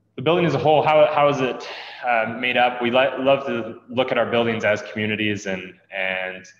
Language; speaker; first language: English; native; English